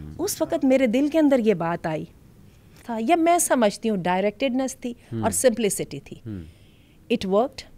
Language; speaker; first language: Urdu; native; Urdu